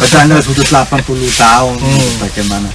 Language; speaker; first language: Indonesian; non-native, fluent; German